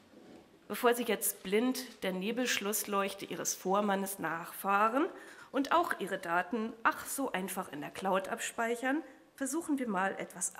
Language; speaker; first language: German; native; German